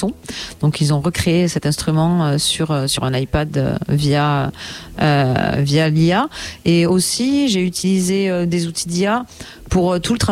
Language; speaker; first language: French; native; French